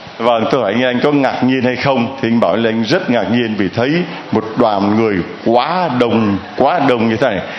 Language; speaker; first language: Vietnamese; native; Vietnamese